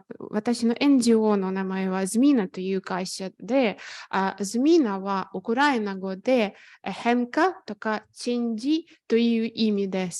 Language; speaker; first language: Japanese; non-native, fluent; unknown